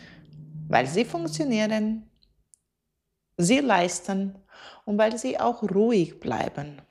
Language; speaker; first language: German; non-native, fluent; Latvian